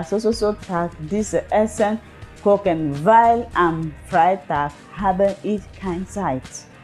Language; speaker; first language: German; non-native, learner; Igbo